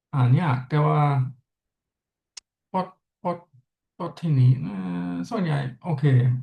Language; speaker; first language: Thai; non-native, learner; English